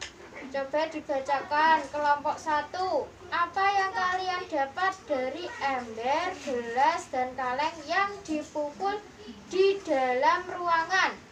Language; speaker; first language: Indonesian; native; Indonesian